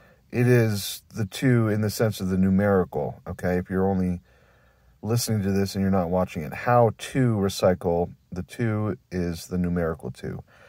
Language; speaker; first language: English; native; English